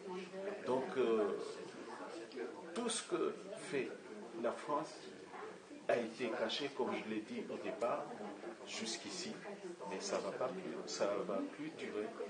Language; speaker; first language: French; non-native, local second language; Comorian